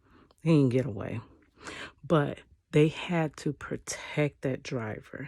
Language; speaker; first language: English; native; English